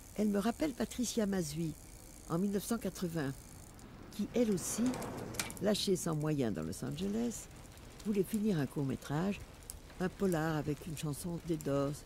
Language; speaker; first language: French; native; French